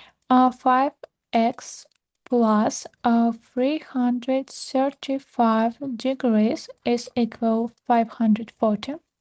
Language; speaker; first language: English; non-native, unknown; Ukrainian